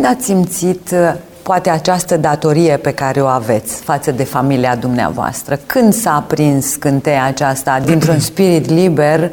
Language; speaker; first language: Romanian; native; Romanian